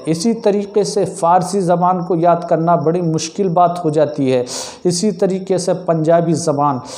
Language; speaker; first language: Urdu; native; Urdu